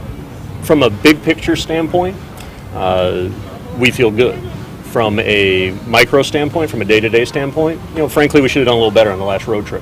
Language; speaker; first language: English; native; English